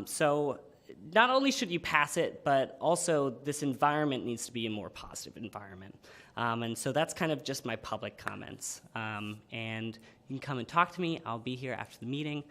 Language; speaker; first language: English; native; English